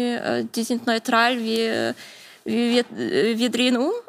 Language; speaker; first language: German; non-native, fluent; Ukrainian